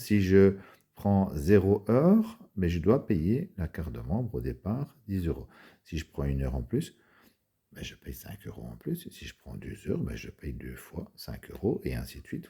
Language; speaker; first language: French; native; French